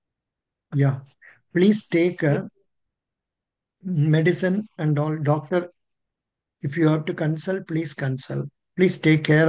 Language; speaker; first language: English; non-native, local second language; Telugu